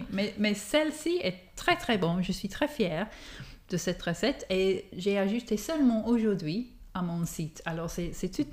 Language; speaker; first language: French; non-native, fluent; English